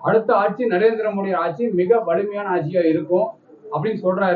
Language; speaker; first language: Tamil; native; Tamil